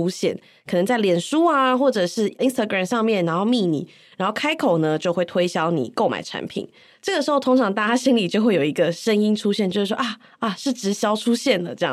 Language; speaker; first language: Chinese; native; Chinese